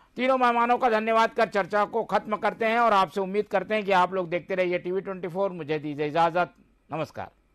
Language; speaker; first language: Hindi; native; Hindi